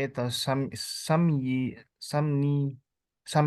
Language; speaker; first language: Russian; non-native, learner; Indonesian